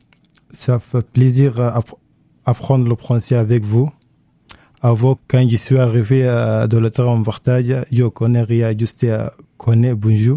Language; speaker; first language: French; non-native, learner; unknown